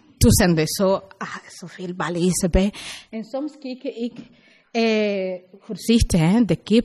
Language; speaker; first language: Dutch; non-native, learner; Spanish